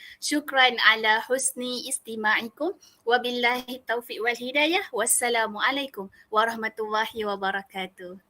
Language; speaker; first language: Arabic; non-native, learner; Malay